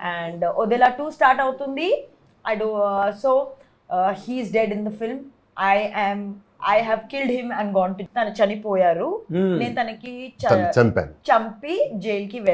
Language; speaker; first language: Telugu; non-native, learner; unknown